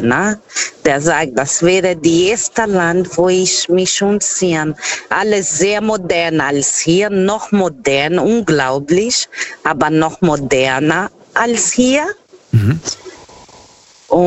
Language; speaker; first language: German; non-native, fluent; Portuguese